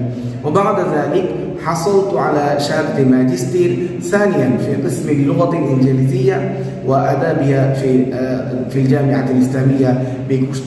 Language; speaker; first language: Arabic; non-native, fluent; Bangla